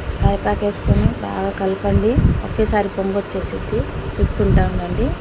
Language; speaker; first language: Telugu; non-native, local second language; Urdu